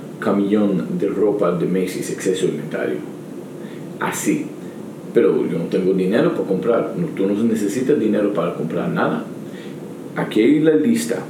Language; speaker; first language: Spanish; non-native, learner; Hebrew